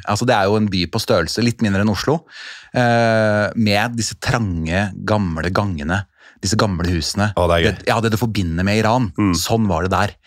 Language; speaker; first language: Norwegian; native; Norwegian